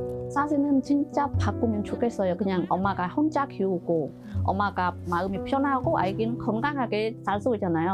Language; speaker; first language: Korean; non-native, learner; Khmer